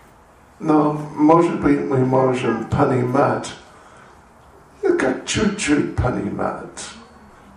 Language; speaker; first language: Russian; non-native, learner; English